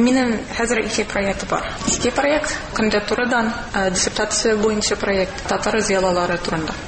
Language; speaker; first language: Tatar; non-native, fluent; English